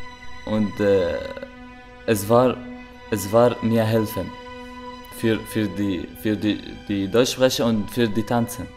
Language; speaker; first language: German; non-native, learner; Arabic